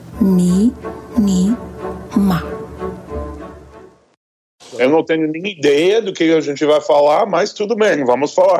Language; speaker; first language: Portuguese; non-native, fluent; English